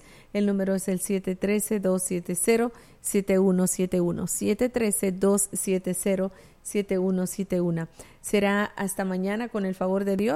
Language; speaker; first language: Spanish; native; Spanish